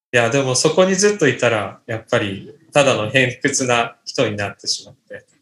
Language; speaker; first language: Japanese; native; Japanese